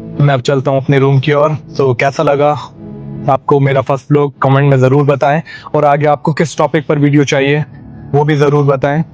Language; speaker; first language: Hindi; native; Hindi